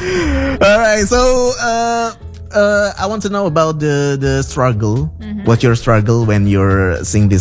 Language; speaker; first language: English; non-native, local second language; Indonesian